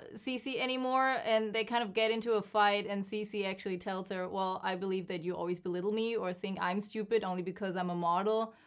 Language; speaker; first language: English; non-native, fluent; German